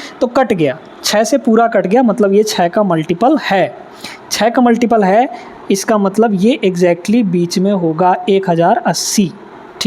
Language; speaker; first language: Hindi; native; Hindi